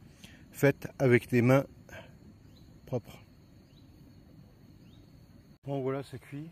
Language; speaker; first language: French; native; French